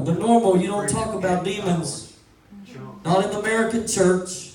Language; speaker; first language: English; native; English